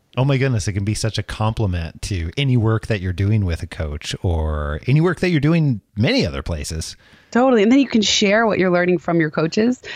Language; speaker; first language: English; native; English